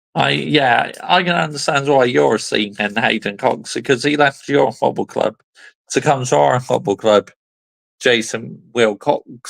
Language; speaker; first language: English; native; English